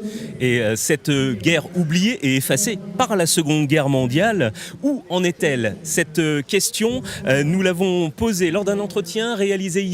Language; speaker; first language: French; native; French